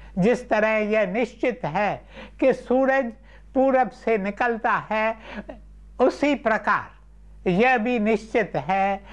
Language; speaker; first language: Urdu; non-native, local second language; Sindhi